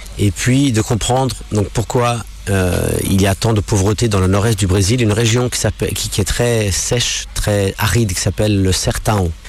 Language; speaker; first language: French; non-native, local second language; English